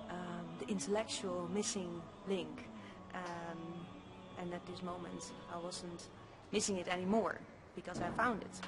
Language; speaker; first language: English; non-native, fluent; Dutch